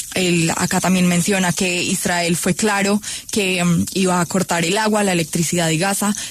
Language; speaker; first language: Spanish; native; Spanish